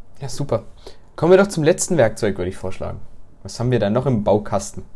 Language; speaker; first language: German; native; German